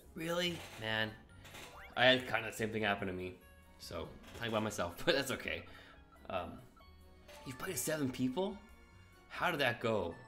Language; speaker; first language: English; native; English